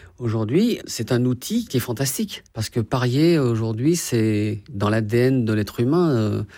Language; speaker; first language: French; native; French